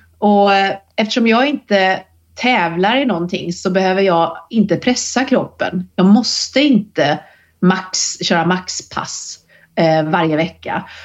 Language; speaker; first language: Swedish; native; Swedish